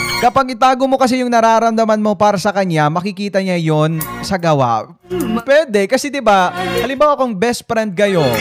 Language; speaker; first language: Filipino; non-native, local second language; Waray